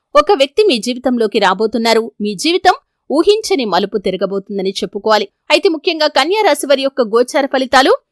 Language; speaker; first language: Telugu; native; Telugu